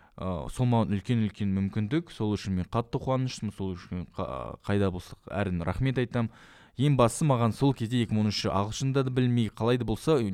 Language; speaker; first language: Kazakh; non-native, local second language; Russian